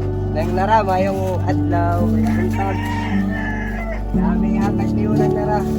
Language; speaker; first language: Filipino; non-native, local second language; Cebuano